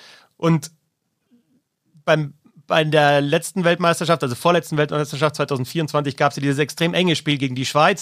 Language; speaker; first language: German; native; German